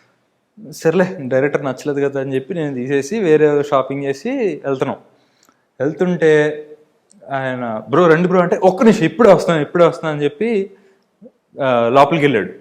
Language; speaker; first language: Telugu; native; Telugu